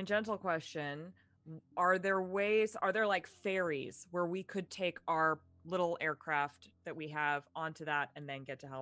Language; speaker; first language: English; native; English